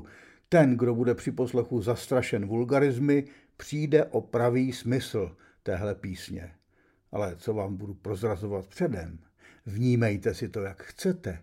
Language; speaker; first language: Czech; native; Czech